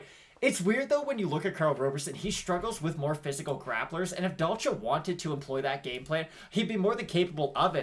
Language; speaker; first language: English; native; English